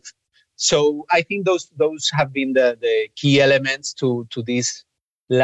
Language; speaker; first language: English; non-native, fluent; Spanish